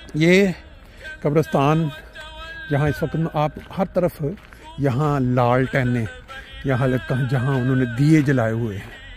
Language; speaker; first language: Urdu; non-native, local second language; Punjabi